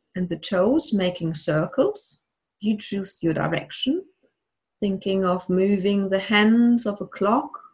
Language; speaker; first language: English; non-native, fluent; German